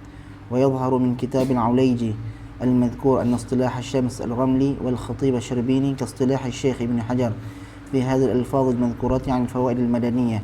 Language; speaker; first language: Arabic; non-native, fluent; Malay